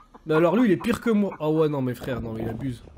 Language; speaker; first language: French; native; French